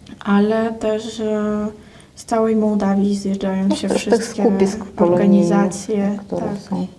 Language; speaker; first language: Polish; non-native, fluent; Russian